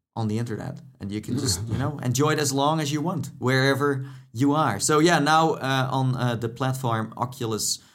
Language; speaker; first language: English; non-native, fluent; Dutch